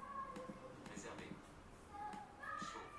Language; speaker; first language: French; non-native, learner; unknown